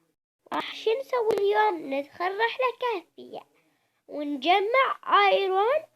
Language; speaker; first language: Arabic; native; Arabic